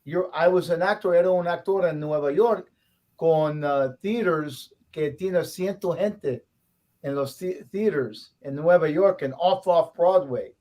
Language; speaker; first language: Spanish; non-native, learner; English